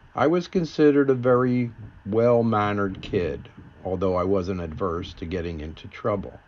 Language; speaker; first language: English; native; English